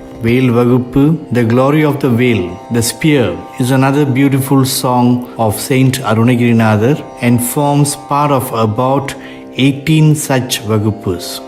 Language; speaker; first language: English; non-native, local second language; Tamil